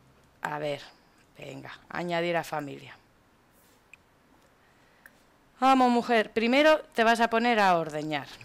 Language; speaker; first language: Spanish; native; Spanish